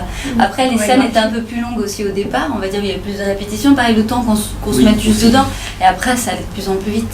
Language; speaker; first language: French; native; French